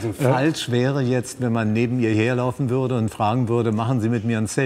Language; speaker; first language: German; native; German